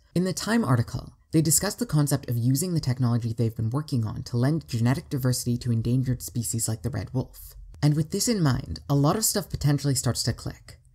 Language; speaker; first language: English; native; English